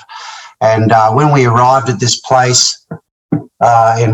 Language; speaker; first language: English; native; English